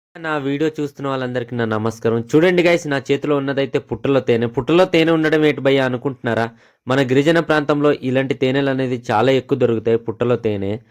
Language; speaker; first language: Telugu; non-native, local second language; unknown